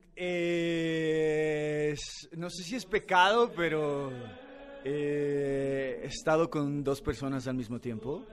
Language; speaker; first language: Spanish; native; Spanish